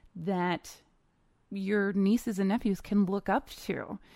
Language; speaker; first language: English; native; English